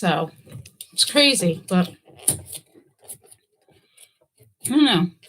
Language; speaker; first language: English; native; English